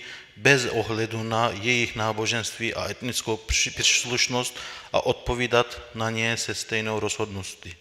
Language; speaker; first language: Czech; non-native, fluent; Turkish